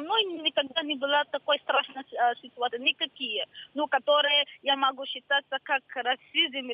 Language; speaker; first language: Ukrainian; non-native, learner; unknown